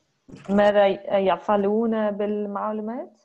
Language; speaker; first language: Arabic; non-native, learner; Dutch